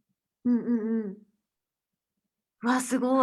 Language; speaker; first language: Japanese; native; Japanese